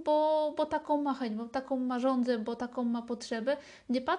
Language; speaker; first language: Polish; native; Polish